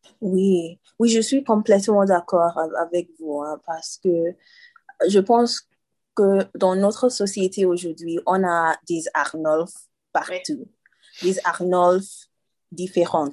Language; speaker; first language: French; non-native, learner; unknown